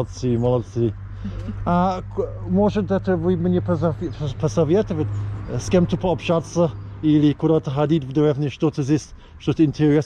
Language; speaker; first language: Russian; non-native, learner; English